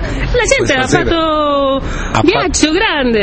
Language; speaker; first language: Italian; non-native, learner; Spanish